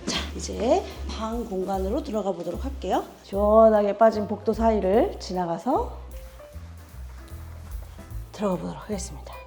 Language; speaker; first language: Korean; native; Korean